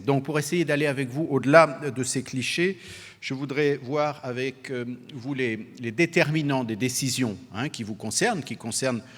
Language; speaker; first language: French; native; French